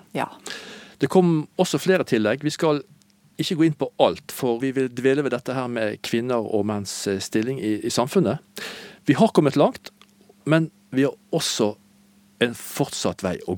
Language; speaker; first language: Norwegian; native; Norwegian